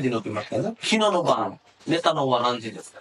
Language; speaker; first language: Japanese; non-native, fluent; Bangla